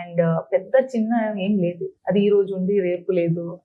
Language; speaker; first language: Telugu; non-native, learner; Kannada